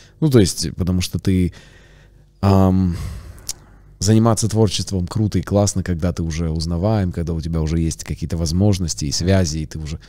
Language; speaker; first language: Russian; native; Russian